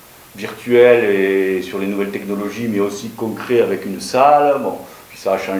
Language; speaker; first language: French; native; French